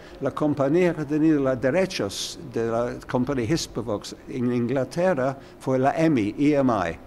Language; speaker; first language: Spanish; non-native, learner; English